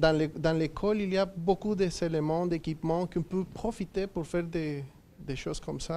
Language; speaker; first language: French; non-native, fluent; Spanish